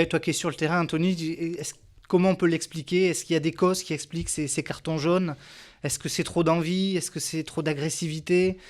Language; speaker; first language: French; native; French